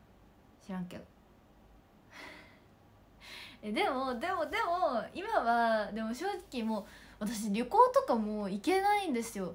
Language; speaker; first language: Japanese; native; Japanese